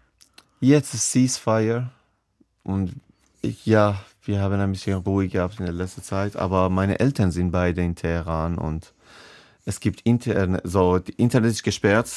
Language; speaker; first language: German; non-native, fluent; Persian